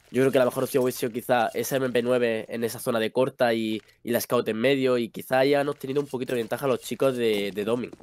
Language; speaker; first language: Spanish; native; Spanish